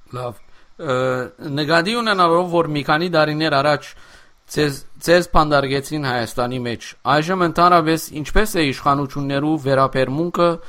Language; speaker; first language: Armenian; early bilingual, heritage; Armenian